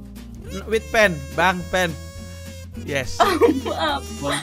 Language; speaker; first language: English; non-native, learner; Indonesian